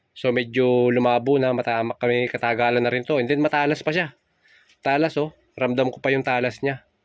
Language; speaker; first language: Filipino; native; Filipino